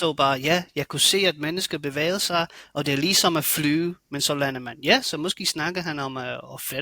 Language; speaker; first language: Danish; native; Danish